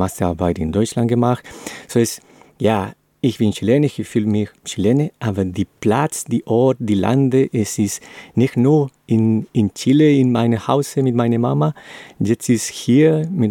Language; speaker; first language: German; non-native, learner; Spanish